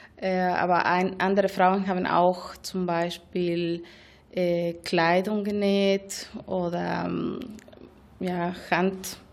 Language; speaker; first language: German; non-native, fluent; Spanish